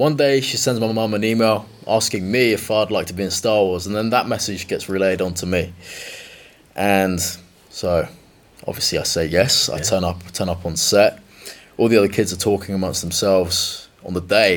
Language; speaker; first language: English; native; English